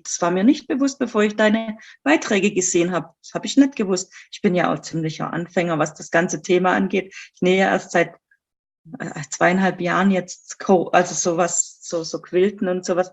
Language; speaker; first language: German; native; German